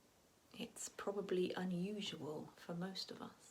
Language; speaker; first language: English; native; English